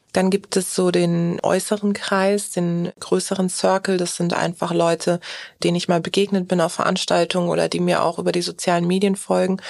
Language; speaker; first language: German; early bilingual, other home language; Turkish